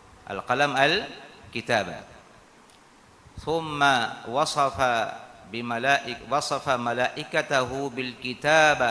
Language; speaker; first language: Arabic; non-native, fluent; Urdu